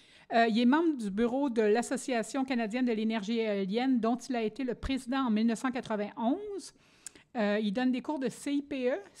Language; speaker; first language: French; native; French